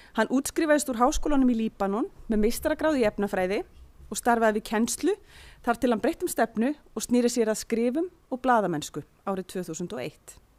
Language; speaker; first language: Icelandic; native; Icelandic